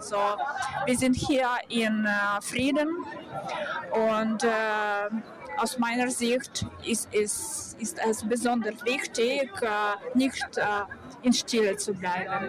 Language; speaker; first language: German; non-native, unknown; Ukrainian